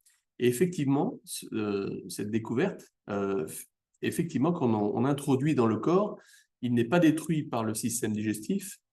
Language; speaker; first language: French; native; French